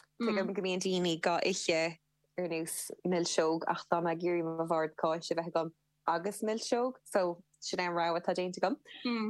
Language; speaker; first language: Irish; non-native, local second language; English